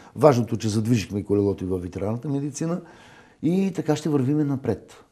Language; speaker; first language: Bulgarian; native; Bulgarian